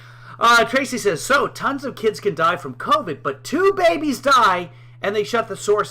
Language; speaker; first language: English; native; English